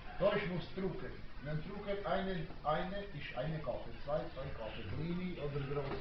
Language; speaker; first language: German; non-native, learner; Albanian